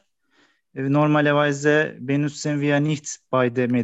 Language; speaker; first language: German; non-native, learner; Turkish